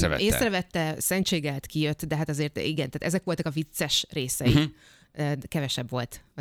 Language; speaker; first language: Hungarian; native; Hungarian